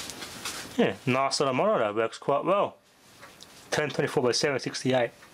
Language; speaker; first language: English; native; English